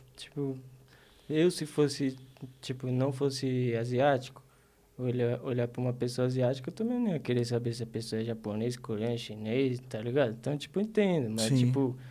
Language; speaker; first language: Portuguese; early bilingual, other home language; Korean